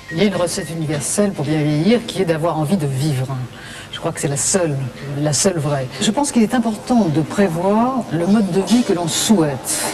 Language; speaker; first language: French; native; French